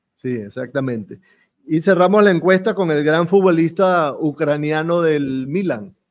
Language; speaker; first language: Spanish; native; Spanish